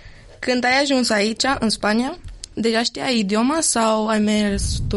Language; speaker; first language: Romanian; early bilingual, heritage; Romanian